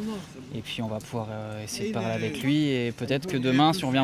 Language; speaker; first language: French; native; French